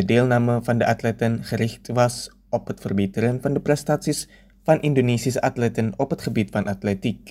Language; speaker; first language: Dutch; non-native, fluent; Indonesian